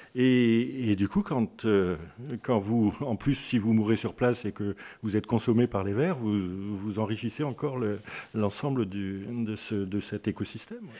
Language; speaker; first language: French; native; French